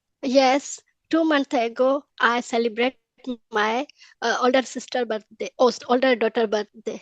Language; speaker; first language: English; non-native, learner; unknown